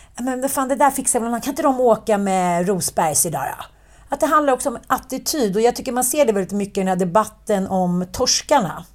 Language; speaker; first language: Swedish; native; Swedish